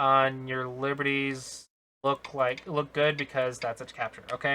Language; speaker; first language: English; native; English